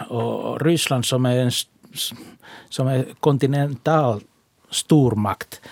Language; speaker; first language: Swedish; non-native, local second language; Finnish